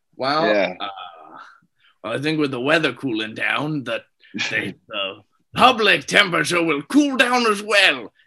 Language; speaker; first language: English; native; English